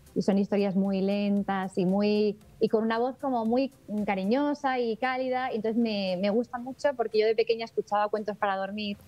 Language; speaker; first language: Spanish; native; Spanish